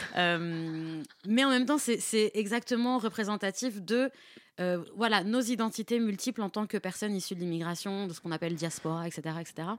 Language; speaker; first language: French; native; French